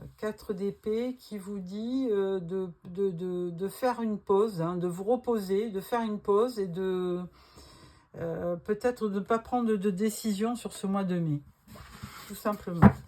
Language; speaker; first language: French; native; French